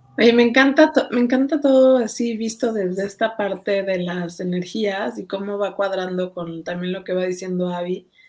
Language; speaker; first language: Spanish; native; Spanish